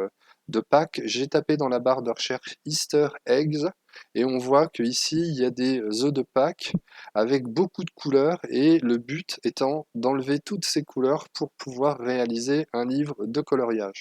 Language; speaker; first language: French; native; French